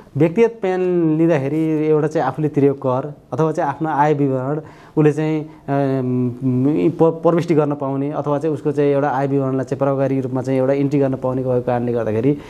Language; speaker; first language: Nepali; native; Nepali